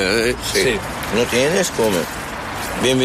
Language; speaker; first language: Spanish; non-native, learner; Arabic